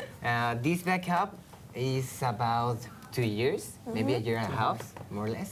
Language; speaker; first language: English; non-native, fluent; Spanish